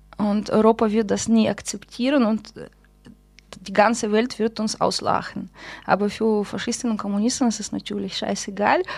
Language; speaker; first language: German; non-native, fluent; Russian